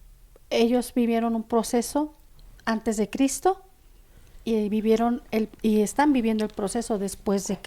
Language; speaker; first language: Spanish; native; Spanish